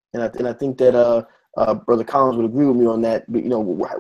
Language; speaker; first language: English; native; English